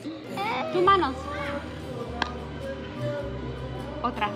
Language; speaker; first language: Spanish; non-native, learner; English